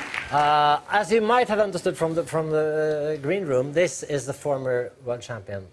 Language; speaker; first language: English; non-native, fluent; Norwegian